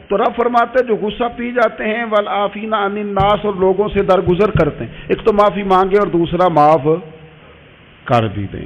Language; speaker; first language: Urdu; non-native, local second language; Punjabi